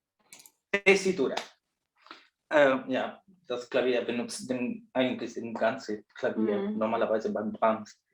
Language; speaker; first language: German; non-native, fluent; Spanish